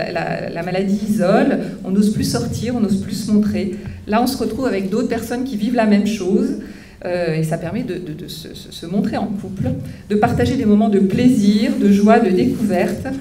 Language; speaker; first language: French; native; French